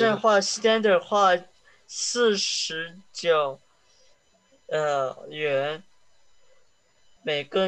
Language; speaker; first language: Chinese; early bilingual, heritage; Chinese